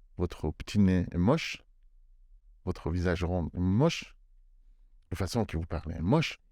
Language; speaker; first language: French; non-native, fluent; Persian